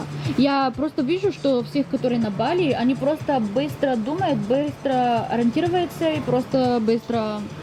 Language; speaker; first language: Russian; non-native, learner; Bulgarian